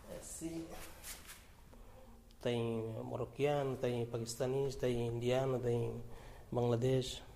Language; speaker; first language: Portuguese; non-native, learner; Bangla